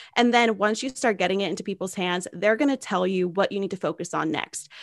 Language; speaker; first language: English; native; English